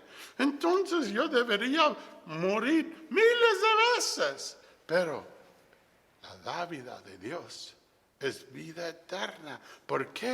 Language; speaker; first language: Spanish; non-native, fluent; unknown